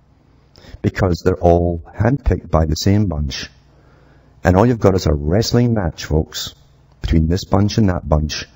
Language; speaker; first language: English; native; English